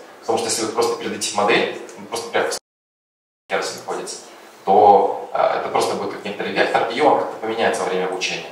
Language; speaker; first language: Russian; native; Russian